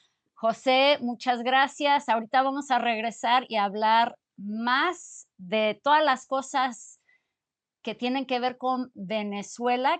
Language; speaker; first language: Spanish; early bilingual, other home language; English